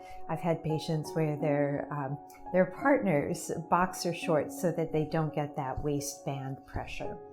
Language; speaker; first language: English; native; English